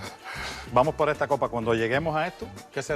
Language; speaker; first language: Spanish; native; Spanish